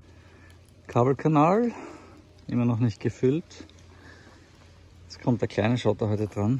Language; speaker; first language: German; native; German